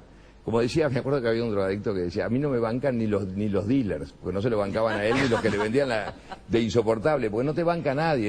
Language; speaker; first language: Spanish; native; Spanish